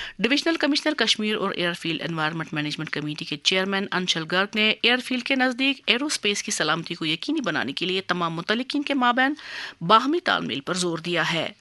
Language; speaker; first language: Urdu; non-native, local second language; Kashmiri